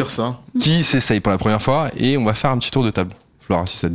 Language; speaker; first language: French; native; French